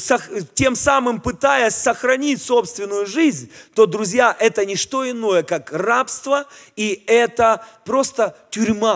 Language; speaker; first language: Russian; native; Russian